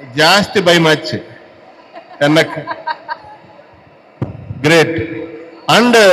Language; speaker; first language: Tamil; non-native, learner; Telugu